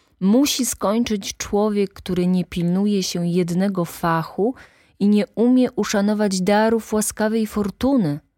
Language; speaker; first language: Polish; native; Polish